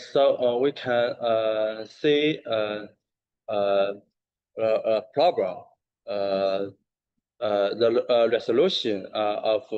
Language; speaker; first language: English; non-native, learner; Chinese